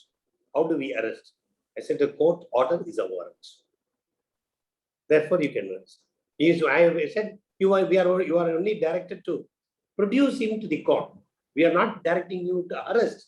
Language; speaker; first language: English; non-native, local second language; Tamil